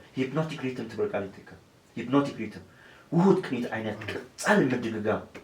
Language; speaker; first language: Tigrinya; non-native, local second language; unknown